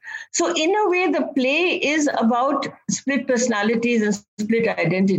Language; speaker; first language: English; non-native, local second language; Bangla